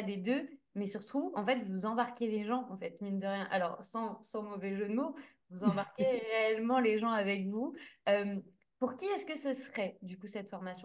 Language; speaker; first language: French; native; French